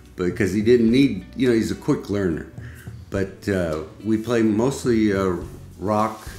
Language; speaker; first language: English; native; English